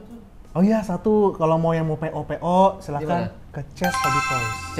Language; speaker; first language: Indonesian; native; Indonesian